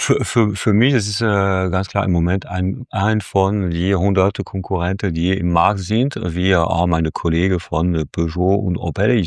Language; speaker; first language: German; non-native, fluent; French